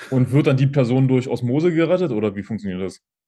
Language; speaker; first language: German; native; German